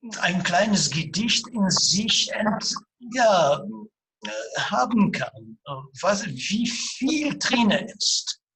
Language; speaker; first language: German; non-native, fluent; Russian